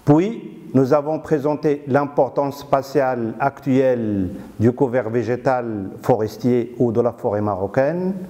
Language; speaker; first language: French; non-native, local second language; Arabic